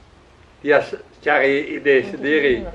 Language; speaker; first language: Indonesian; non-native, learner; Dutch